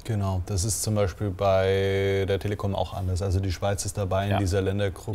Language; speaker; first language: German; native; German